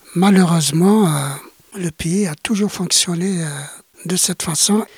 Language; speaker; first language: French; non-native, local second language; Kabyle